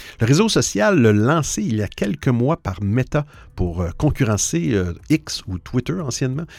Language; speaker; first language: French; native; French